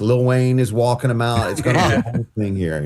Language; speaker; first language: English; native; English